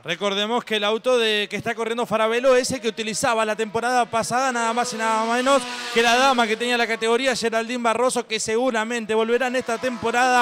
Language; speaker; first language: Spanish; native; Spanish